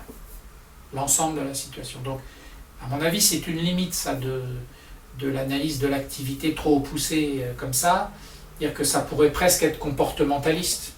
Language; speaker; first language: French; native; French